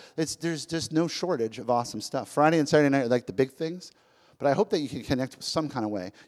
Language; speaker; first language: English; early bilingual, other home language; Spanish